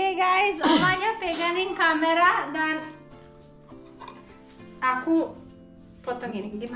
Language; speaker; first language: Indonesian; non-native, learner; Serbian